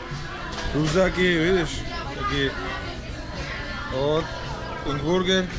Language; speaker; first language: Russian; non-native, fluent; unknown